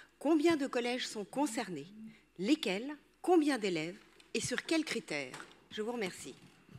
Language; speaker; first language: French; native; French